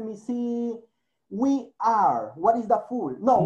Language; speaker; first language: English; non-native, learner; Spanish